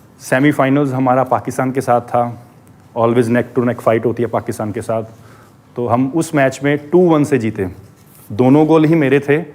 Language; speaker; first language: Hindi; non-native, local second language; Punjabi